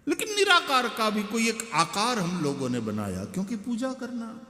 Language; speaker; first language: Hindi; non-native, local second language; Gujarati